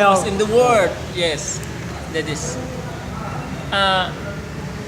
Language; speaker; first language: English; non-native, learner; Indonesian